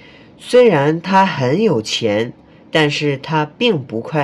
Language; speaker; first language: Chinese; non-native, fluent; Indonesian